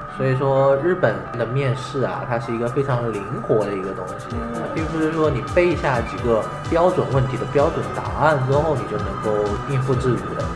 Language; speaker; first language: Chinese; native; Chinese